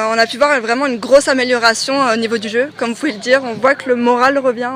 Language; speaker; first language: French; native; French